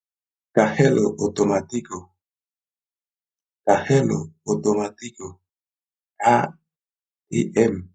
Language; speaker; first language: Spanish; non-native, learner; Haitian Creole